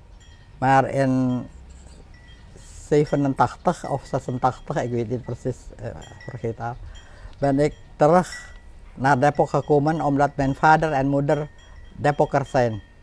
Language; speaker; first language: Dutch; non-native, fluent; Indonesian